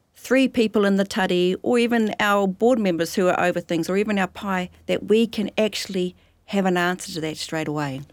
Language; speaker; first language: English; native; English